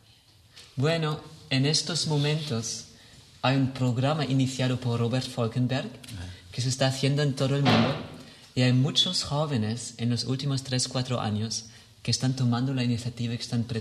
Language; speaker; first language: Spanish; non-native, fluent; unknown